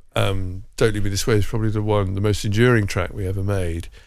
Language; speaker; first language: English; native; English